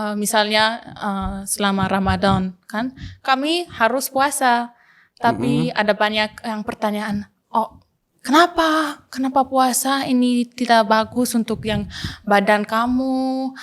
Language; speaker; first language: Indonesian; non-native, fluent; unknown